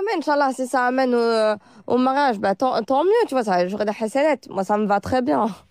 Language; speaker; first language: French; early bilingual, other home language; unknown